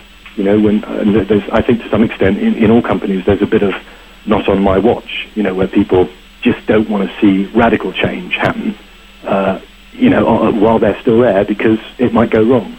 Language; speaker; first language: English; native; English